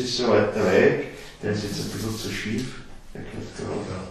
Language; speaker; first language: German; native; German